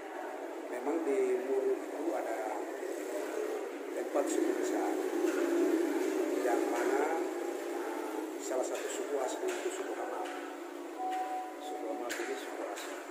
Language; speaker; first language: Indonesian; non-native, local second language; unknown